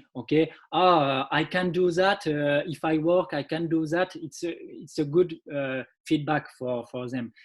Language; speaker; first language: English; non-native, learner; French